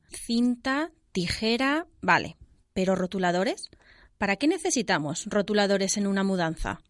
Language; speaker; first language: Spanish; native; Spanish